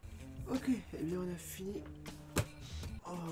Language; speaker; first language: French; native; French